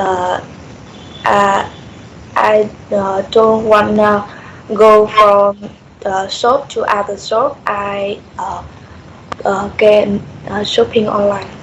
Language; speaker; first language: English; non-native, learner; Vietnamese